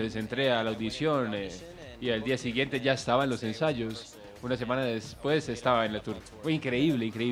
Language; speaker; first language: Spanish; non-native, fluent; English